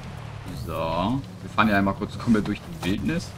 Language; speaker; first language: German; native; German